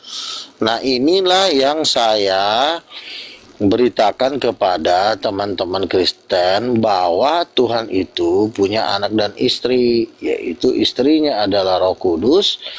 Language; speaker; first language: Malay; native; Malay